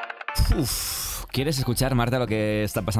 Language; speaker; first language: Spanish; native; Spanish